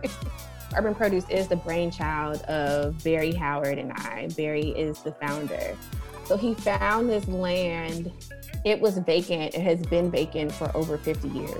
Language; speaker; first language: English; native; English